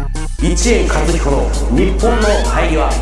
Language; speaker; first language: Japanese; native; Japanese